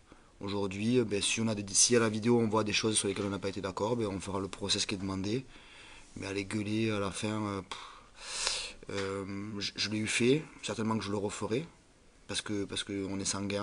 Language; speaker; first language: French; native; French